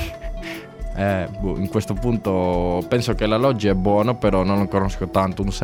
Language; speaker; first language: Italian; non-native, learner; Spanish